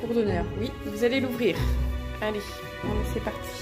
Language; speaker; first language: French; native; French